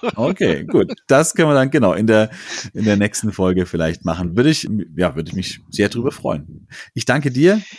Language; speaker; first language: German; native; German